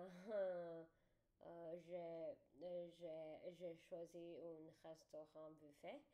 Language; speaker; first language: French; non-native, learner; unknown